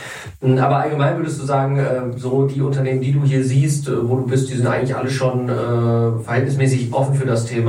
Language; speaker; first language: German; native; German